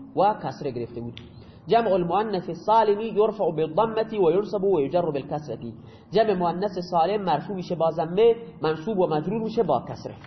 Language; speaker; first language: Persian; non-native, local second language; Baluchi